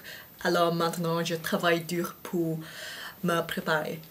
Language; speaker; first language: French; non-native, fluent; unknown